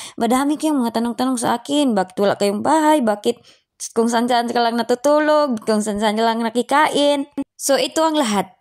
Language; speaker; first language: Filipino; non-native, local second language; Cebuano